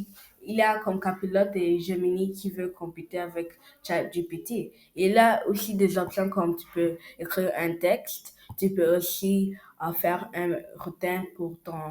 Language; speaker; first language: French; non-native, learner; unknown